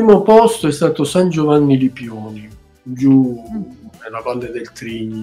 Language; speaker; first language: Italian; native; Italian